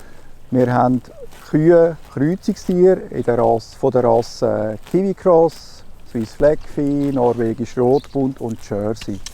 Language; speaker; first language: German; native; German